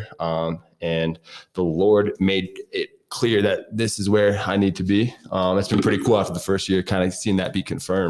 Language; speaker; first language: English; native; English